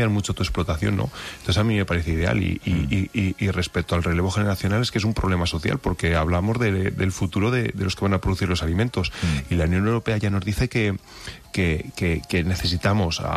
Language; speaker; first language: Spanish; native; Spanish